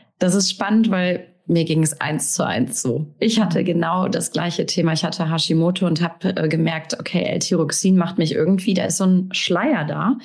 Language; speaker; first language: German; native; German